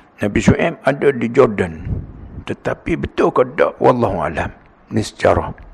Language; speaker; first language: Malay; native; Malay